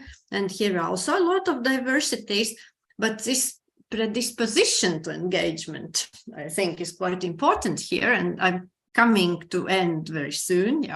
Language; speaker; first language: English; non-native, fluent; Latvian